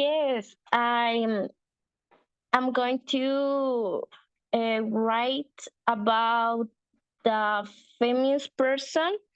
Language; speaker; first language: English; non-native, learner; Spanish